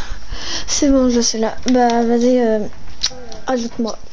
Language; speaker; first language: French; native; French